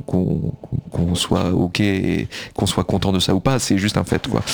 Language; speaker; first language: French; native; French